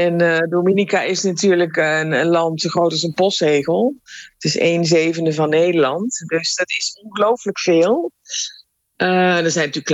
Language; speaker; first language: Dutch; native; Dutch